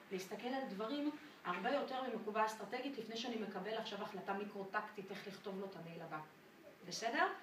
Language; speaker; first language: Hebrew; non-native, fluent; French